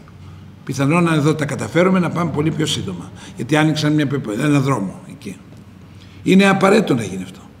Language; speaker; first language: Greek; native; Greek